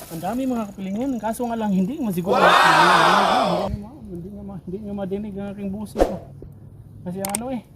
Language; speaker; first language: Filipino; non-native, local second language; Cebuano